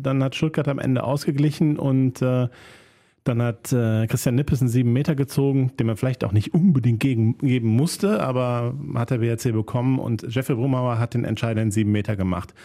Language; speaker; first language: German; native; German